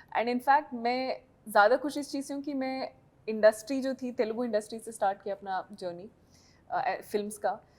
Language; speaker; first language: Hindi; native; Hindi